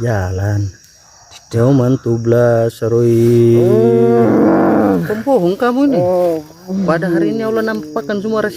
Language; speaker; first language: Indonesian; native; Indonesian